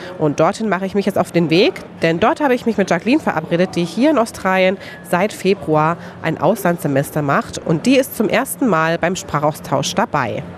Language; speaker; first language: German; native; German